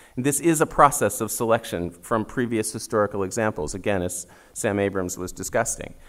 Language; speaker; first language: English; native; English